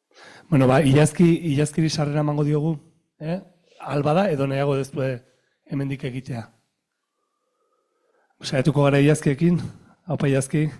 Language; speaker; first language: Basque; native; Basque